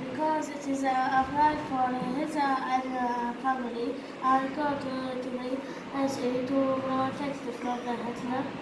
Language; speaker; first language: English; non-native, learner; Arabic